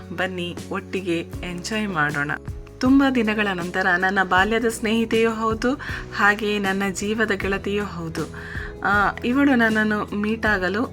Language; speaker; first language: Kannada; non-native, local second language; Tulu